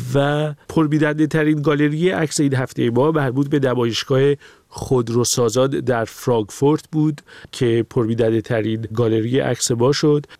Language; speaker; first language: Persian; non-native, local second language; Armenian